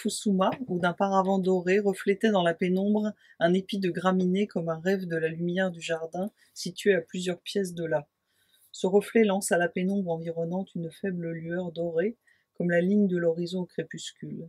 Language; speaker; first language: French; native; French